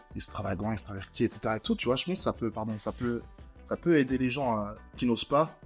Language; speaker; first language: French; native; French